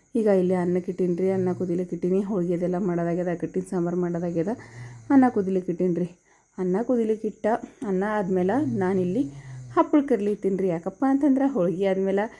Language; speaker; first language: Kannada; native; Kannada